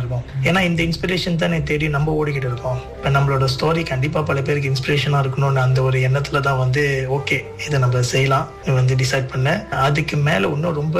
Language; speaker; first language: Tamil; early bilingual, heritage; Tamil